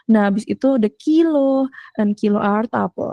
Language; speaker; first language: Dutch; non-native, fluent; Indonesian